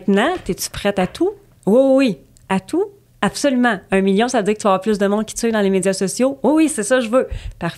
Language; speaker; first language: French; native; French